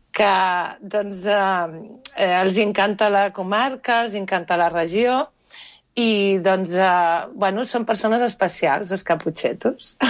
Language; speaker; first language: Catalan; non-native, local second language; Spanish